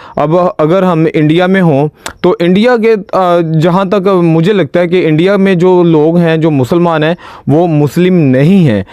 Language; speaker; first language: Urdu; non-native, local second language; Punjabi